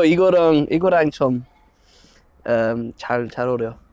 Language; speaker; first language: Korean; non-native, fluent; English